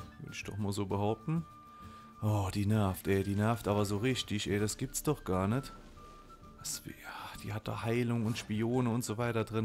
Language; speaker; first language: German; native; German